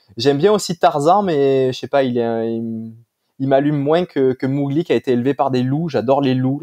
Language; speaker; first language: French; native; French